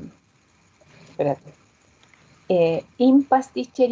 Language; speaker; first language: Italian; non-native, learner; Spanish